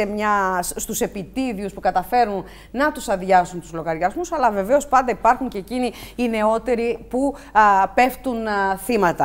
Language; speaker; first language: Greek; native; Greek